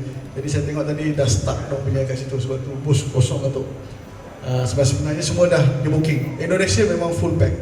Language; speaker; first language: Malay; native; Malay